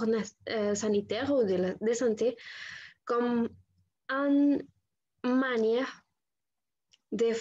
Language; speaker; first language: French; non-native, learner; Spanish